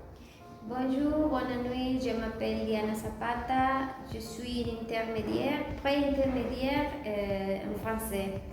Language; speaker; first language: French; non-native, learner; Spanish